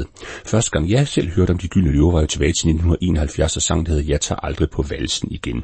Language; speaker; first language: Danish; native; Danish